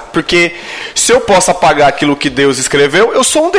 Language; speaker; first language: Portuguese; native; Portuguese